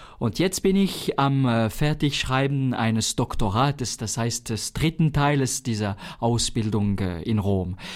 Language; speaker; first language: German; non-native, local second language; French